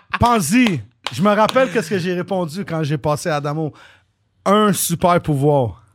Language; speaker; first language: French; native; French